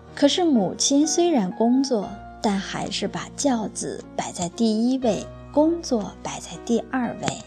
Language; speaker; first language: Chinese; non-native, local second language; Cantonese